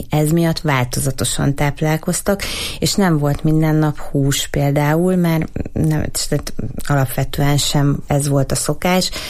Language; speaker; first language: Hungarian; native; Hungarian